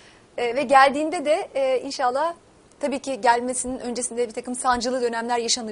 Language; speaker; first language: Turkish; native; Turkish